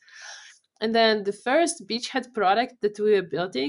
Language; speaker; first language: English; non-native, fluent; Polish